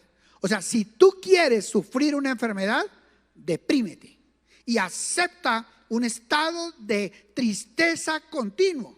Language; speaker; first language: Spanish; native; Spanish